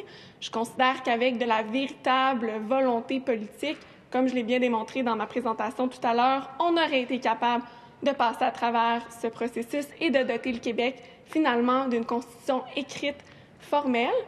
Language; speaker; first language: French; native; French